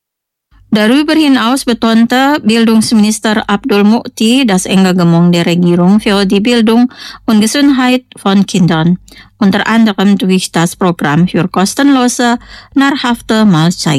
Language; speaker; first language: German; non-native, fluent; Indonesian